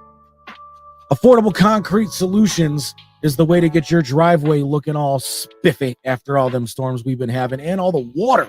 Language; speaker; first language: English; native; English